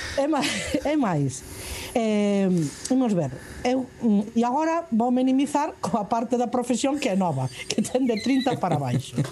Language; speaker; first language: Galician; non-native, local second language; Spanish